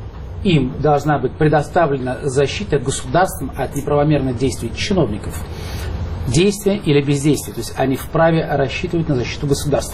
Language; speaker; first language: Russian; native; Russian